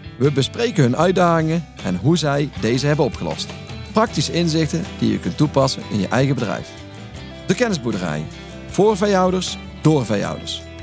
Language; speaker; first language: Dutch; native; Dutch